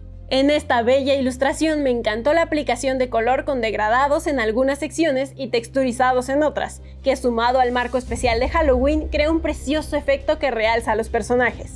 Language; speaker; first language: Spanish; native; Spanish